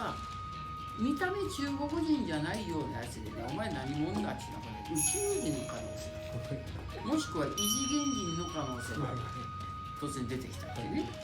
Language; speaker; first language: Japanese; native; Japanese